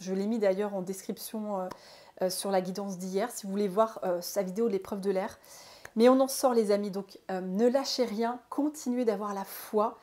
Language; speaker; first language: French; native; French